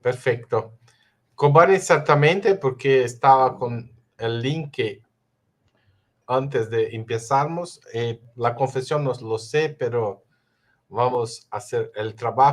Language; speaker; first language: Spanish; non-native, fluent; Portuguese